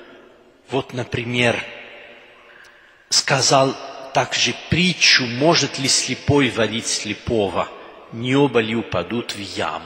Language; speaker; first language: Russian; non-native, fluent; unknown